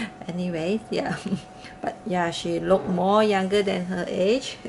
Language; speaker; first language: English; non-native, learner; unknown